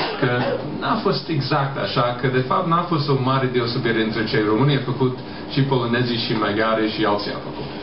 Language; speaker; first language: Romanian; non-native, fluent; English